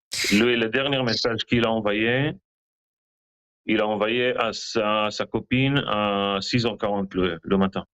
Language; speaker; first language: French; non-native, learner; Hebrew